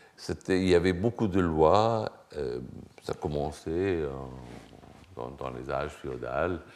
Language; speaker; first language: French; non-native, fluent; Swedish